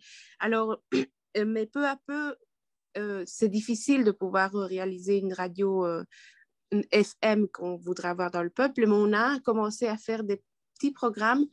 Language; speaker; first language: French; non-native, fluent; Quechua